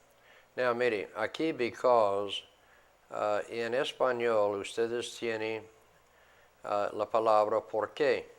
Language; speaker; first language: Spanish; non-native, fluent; English